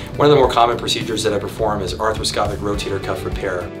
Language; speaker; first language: English; native; English